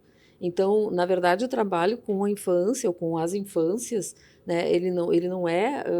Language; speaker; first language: Portuguese; native; Portuguese